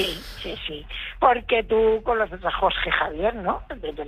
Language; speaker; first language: Spanish; native; Spanish